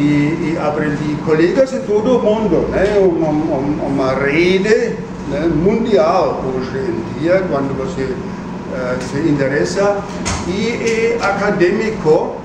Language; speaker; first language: Portuguese; non-native, fluent; German